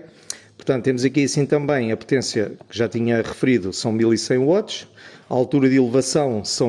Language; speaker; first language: Portuguese; native; Portuguese